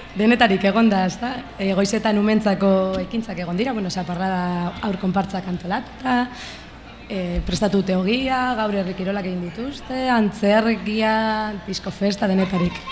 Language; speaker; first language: Basque; non-native, local second language; Spanish